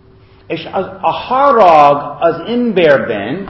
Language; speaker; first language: Hungarian; non-native, fluent; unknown